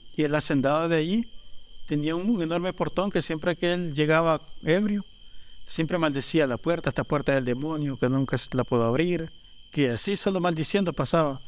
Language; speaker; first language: Spanish; native; Spanish